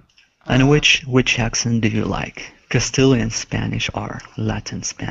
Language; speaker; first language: English; non-native, learner; Arabic